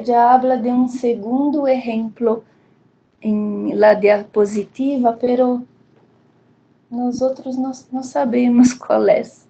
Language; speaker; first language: Spanish; non-native, fluent; Portuguese